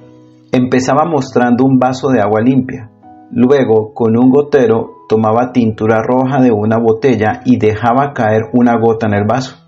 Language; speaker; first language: Spanish; native; Spanish